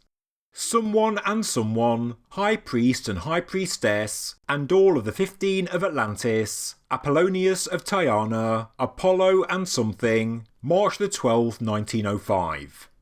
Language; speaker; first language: English; native; English